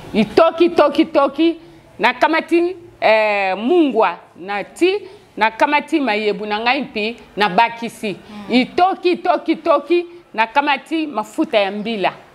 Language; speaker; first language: Lingala; non-native, local second language; Kituba (Democratic Republic of Congo)